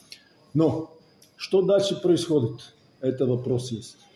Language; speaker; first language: Russian; non-native, fluent; Serbian